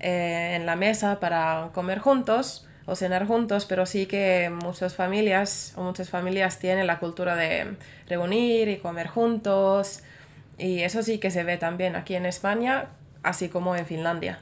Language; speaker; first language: Spanish; non-native, fluent; Finnish